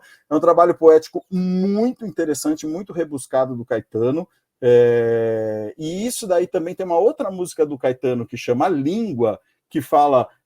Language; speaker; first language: Portuguese; native; Portuguese